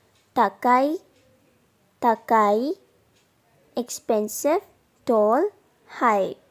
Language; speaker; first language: Japanese; non-native, fluent; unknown